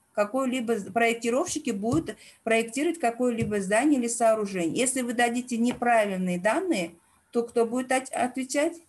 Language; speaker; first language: Russian; non-native, local second language; Uzbek